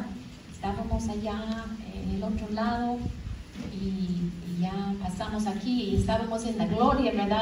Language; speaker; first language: Spanish; non-native, fluent; English